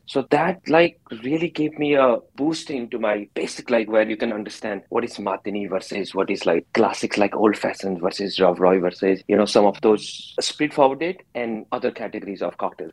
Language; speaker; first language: English; non-native, local second language; Hindi